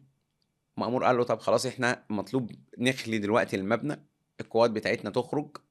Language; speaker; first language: Arabic; native; Arabic